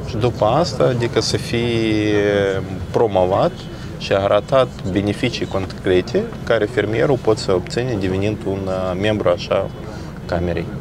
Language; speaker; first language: Romanian; non-native, local second language; Russian